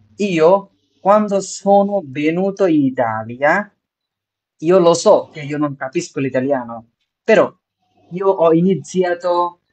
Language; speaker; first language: Italian; non-native, fluent; Bangla